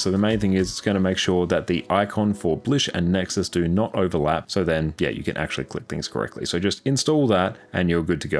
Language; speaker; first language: English; native; English